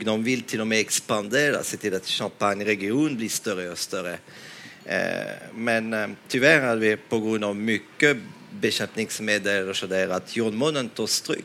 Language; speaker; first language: Swedish; non-native, fluent; French